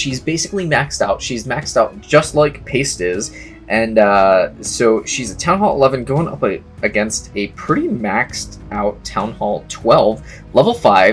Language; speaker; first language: English; native; English